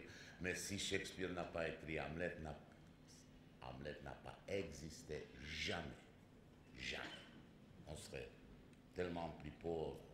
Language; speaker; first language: French; non-native, fluent; Czech